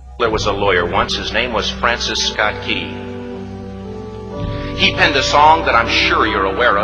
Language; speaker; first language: English; native; English